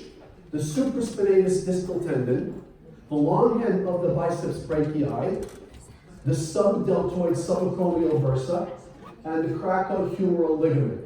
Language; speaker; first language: English; native; English